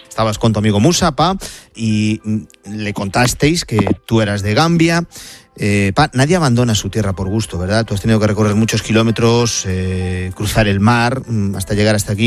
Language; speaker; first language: Spanish; native; Spanish